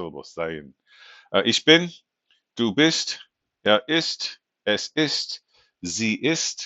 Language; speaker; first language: German; non-native, fluent; English